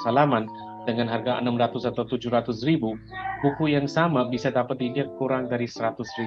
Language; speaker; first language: Indonesian; non-native, fluent; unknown